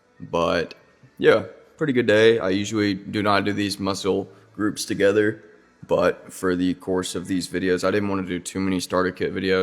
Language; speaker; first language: English; native; English